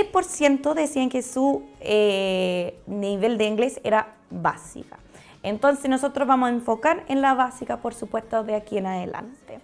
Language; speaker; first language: Spanish; non-native, fluent; English